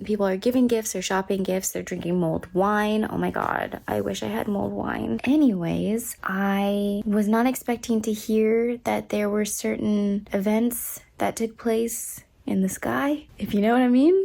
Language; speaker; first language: English; native; English